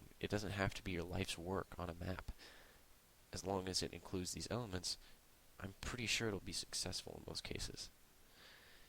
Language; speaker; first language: English; native; English